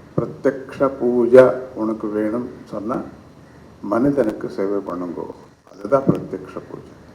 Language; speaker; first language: Tamil; non-native, fluent; Kannada